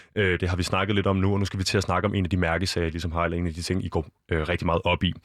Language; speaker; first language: Danish; native; Danish